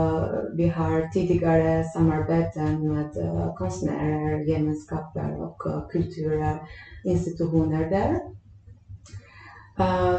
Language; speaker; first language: Swedish; non-native, fluent; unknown